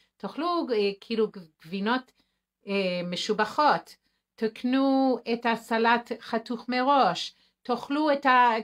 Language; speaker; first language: Hebrew; native; Hebrew